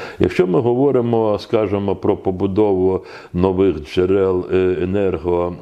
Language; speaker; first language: Ukrainian; non-native, local second language; Crimean Tatar